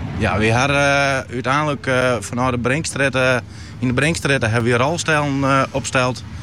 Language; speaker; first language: Dutch; non-native, local second language; Western Frisian